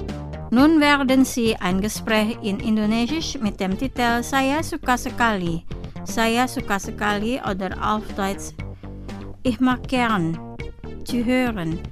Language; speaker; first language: German; non-native, fluent; Indonesian